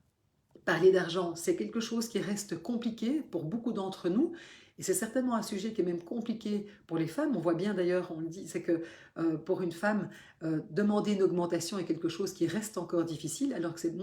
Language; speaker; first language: French; native; French